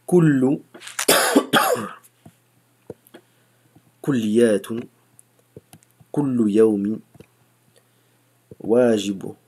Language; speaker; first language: Arabic; non-native, fluent; French